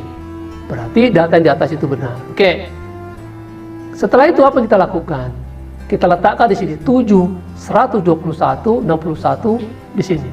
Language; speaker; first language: Indonesian; native; Indonesian